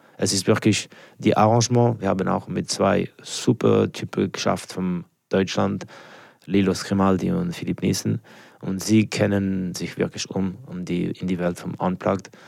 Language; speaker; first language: German; non-native, local second language; French